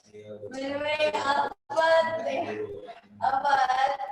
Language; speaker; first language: English; non-native, fluent; Indonesian